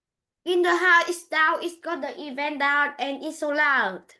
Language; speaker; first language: English; non-native, learner; Vietnamese